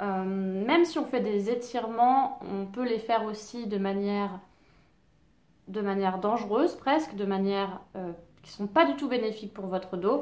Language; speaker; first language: French; native; French